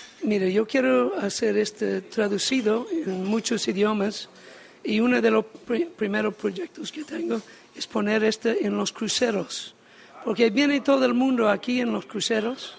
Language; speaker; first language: Spanish; non-native, learner; English